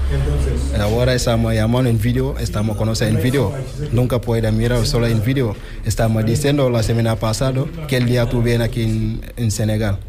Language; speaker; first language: Spanish; non-native, learner; Wolof